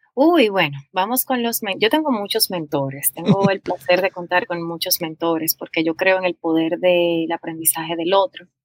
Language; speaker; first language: Spanish; native; Spanish